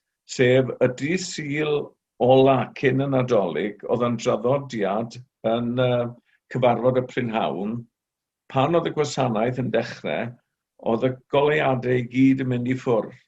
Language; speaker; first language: Welsh; native; Welsh